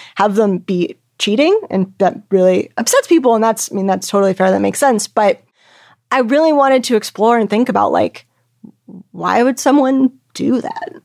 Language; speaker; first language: English; native; English